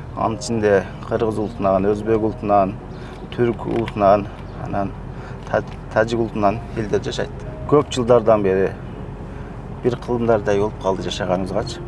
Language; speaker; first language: Kyrgyz; non-native, local second language; Uzbek